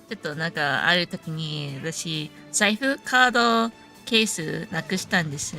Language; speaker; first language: Japanese; non-native, fluent; English